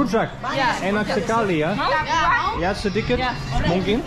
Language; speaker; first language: Indonesian; non-native, learner; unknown